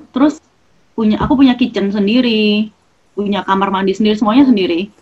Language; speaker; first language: Indonesian; native; Indonesian